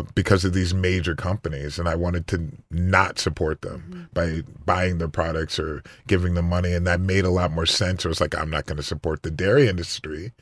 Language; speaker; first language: English; native; English